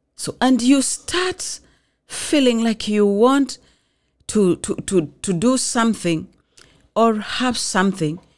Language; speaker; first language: English; non-native, local second language; Swahili